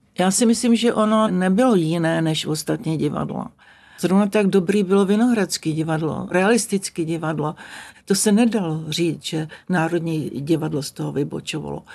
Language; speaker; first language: Czech; native; Czech